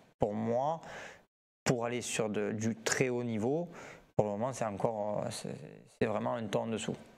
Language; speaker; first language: French; native; French